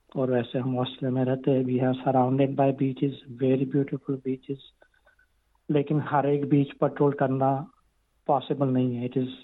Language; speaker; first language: Hindi; non-native, local second language; Gujarati